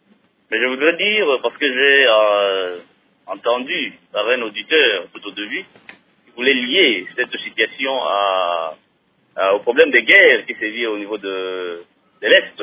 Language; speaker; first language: French; non-native, local second language; Lingala